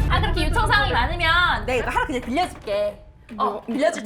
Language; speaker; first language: Korean; native; Korean